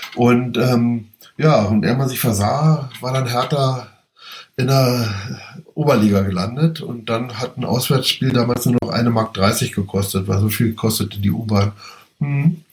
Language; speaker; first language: German; native; German